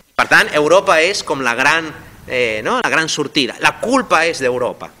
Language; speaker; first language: Catalan; non-native, fluent; Spanish